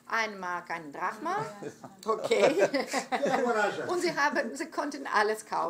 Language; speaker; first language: German; non-native, fluent; Greek